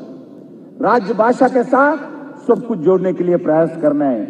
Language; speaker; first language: Hindi; non-native, local second language; Telugu